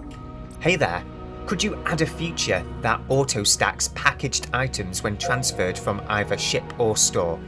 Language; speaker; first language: English; native; English